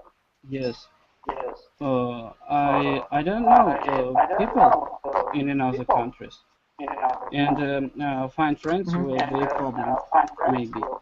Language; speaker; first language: English; non-native, learner; Russian